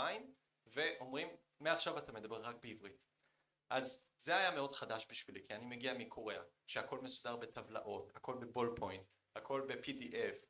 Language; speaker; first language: Hebrew; non-native, fluent; Korean